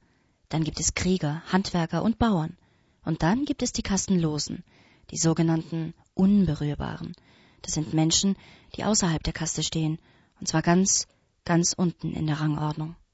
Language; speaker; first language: German; native; German